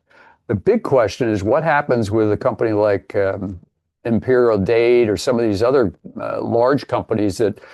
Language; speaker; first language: English; native; English